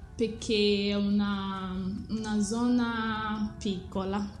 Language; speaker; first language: Italian; non-native, learner; English